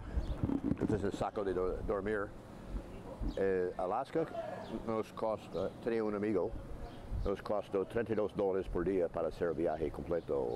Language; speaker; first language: Spanish; non-native, fluent; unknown